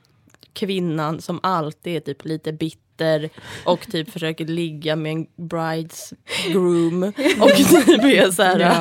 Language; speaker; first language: Swedish; native; Swedish